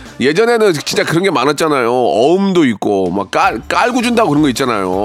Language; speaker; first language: Korean; native; Korean